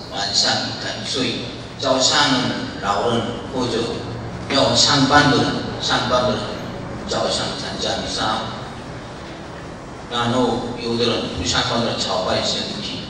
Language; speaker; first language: Chinese; non-native, learner; Korean